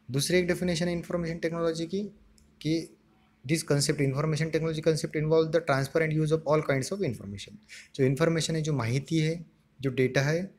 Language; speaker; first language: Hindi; non-native, local second language; Marathi